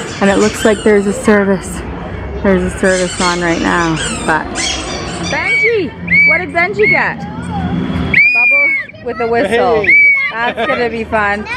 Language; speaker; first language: English; early bilingual, heritage; English